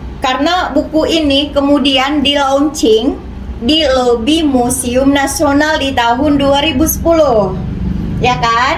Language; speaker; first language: Indonesian; non-native, local second language; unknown